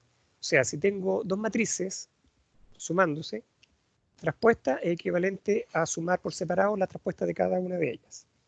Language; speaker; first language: Spanish; native; Spanish